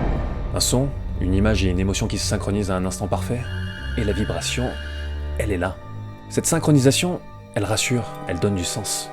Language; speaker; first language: French; native; French